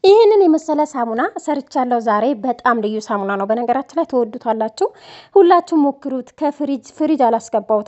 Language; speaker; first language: Amharic; native; Amharic